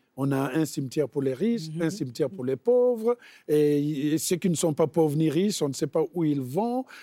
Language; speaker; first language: French; non-native, local second language; Bembe